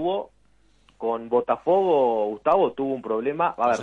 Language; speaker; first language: Spanish; native; Spanish